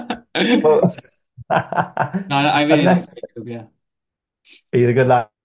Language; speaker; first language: English; native; English